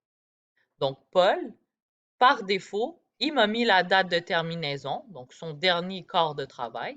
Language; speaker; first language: French; native; French